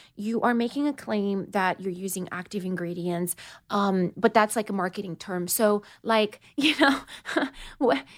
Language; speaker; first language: English; non-native, fluent; Romanian